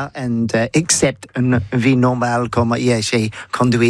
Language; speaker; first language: French; non-native, learner; English